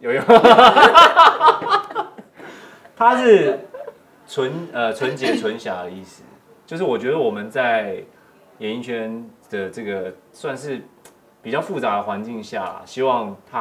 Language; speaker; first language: Chinese; native; Chinese